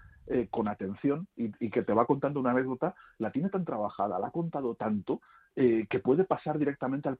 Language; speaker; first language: Spanish; native; Spanish